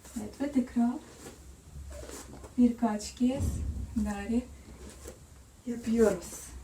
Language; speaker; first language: Turkish; non-native, learner; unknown